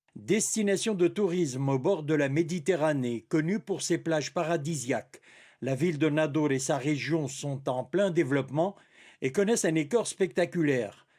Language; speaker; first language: French; non-native, local second language; Arabic